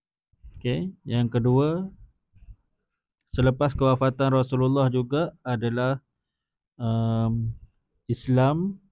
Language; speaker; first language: Malay; native; Malay